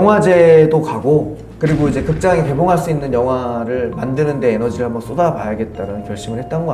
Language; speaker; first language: Korean; native; Korean